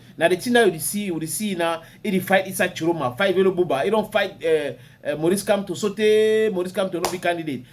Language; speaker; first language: Nigerian Pidgin; native; Nigerian Pidgin